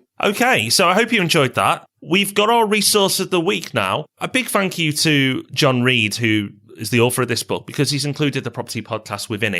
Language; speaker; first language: English; native; English